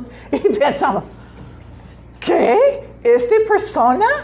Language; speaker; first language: Spanish; non-native, learner; English